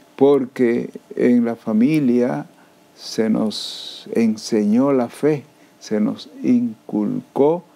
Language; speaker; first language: Spanish; native; Spanish